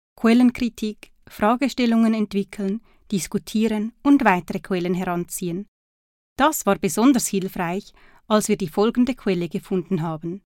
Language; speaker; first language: German; native; German